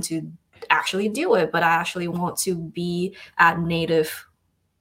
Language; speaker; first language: English; non-native, fluent; Chinese